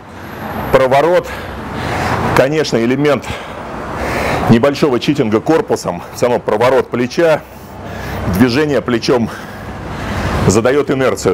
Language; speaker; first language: Russian; native; Russian